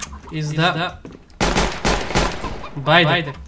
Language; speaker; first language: German; non-native, learner; Serbian